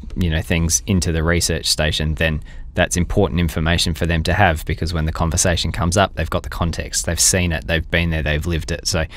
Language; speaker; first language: English; native; English